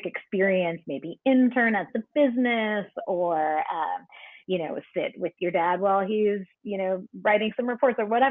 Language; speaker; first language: English; native; English